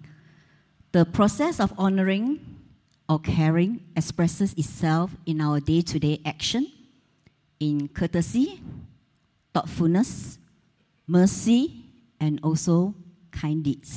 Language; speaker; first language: English; non-native, local second language; Cantonese